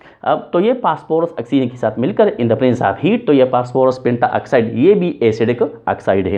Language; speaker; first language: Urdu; non-native, local second language; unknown